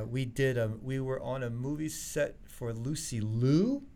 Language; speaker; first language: English; early bilingual, other home language; Chinese